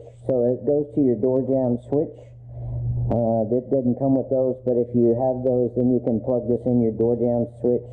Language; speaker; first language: English; native; English